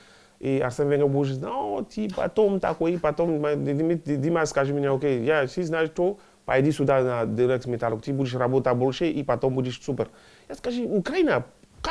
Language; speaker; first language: Russian; non-native, learner; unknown